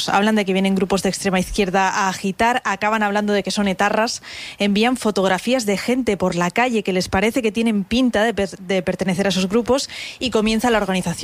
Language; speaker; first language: Spanish; native; Spanish